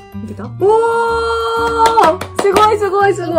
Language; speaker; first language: Japanese; native; Japanese